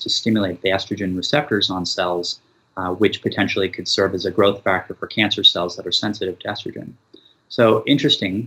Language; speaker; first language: English; native; English